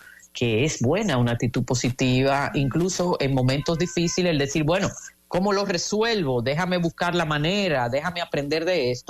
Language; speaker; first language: Spanish; native; Spanish